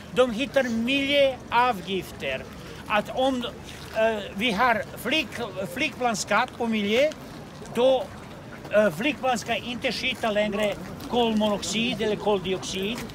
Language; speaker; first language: Swedish; non-native, fluent; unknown